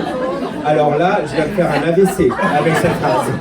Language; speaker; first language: French; native; French